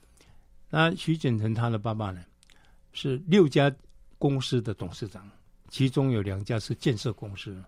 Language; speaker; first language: Chinese; native; Chinese